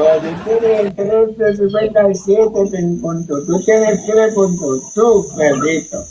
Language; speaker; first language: Spanish; non-native, learner; Haitian Creole